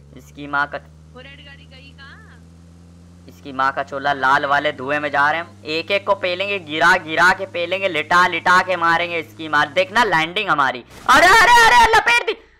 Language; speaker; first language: Hindi; native; Hindi